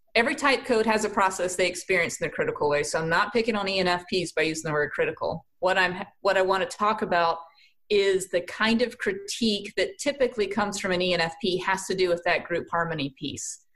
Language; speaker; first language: English; native; English